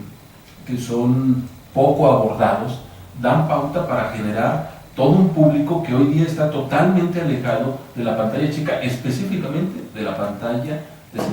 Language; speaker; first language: Spanish; native; Spanish